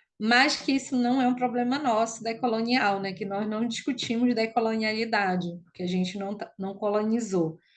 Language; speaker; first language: Portuguese; non-native, local second language; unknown